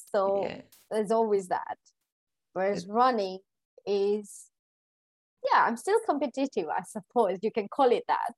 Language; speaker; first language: English; non-native, local second language; Gujarati